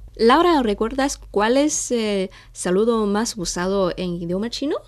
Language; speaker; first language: Spanish; non-native, fluent; Chinese